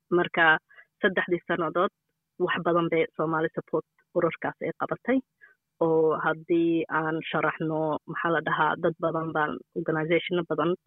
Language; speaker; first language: Somali; early bilingual, heritage; Somali